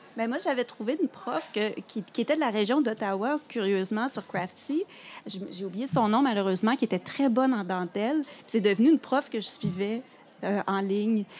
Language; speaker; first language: French; native; French